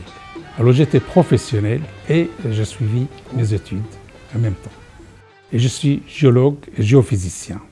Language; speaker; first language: French; non-native, fluent; Arabic